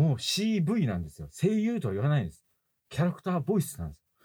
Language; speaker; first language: Japanese; native; Japanese